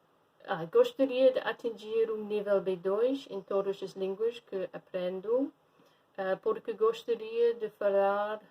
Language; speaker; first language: Portuguese; non-native, fluent; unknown